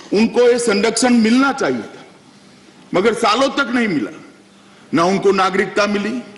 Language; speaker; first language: Hindi; native; Hindi